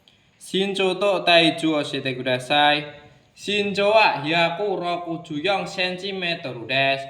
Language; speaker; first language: Japanese; non-native, learner; Indonesian